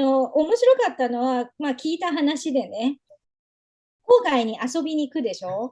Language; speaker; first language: Japanese; native; Japanese